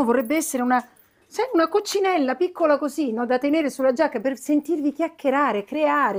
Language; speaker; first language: Italian; native; Italian